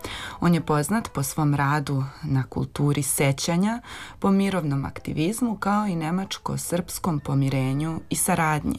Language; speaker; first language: Serbian; native; Serbian